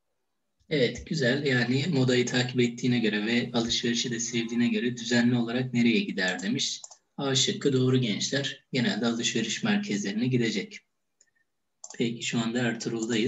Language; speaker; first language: Turkish; native; Turkish